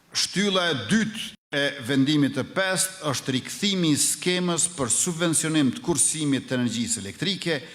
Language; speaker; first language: Albanian; native; Albanian